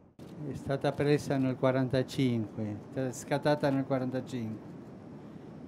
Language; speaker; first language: Italian; non-native, fluent; Spanish